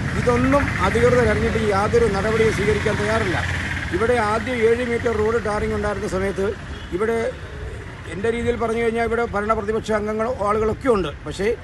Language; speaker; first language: Malayalam; native; Malayalam